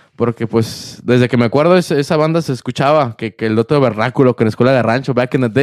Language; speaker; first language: Spanish; early bilingual, other home language; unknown